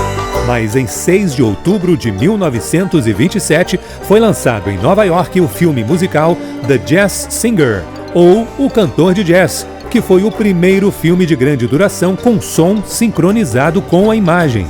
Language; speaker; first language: Portuguese; native; Portuguese